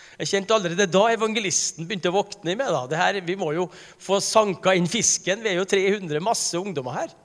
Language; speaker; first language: Norwegian; native; Norwegian